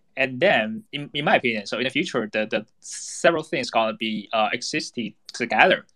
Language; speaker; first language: English; non-native, fluent; Chinese